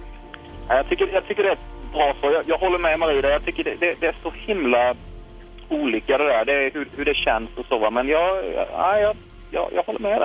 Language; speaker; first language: Swedish; native; Swedish